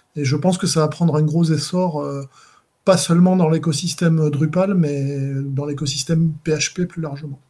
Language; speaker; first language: French; native; French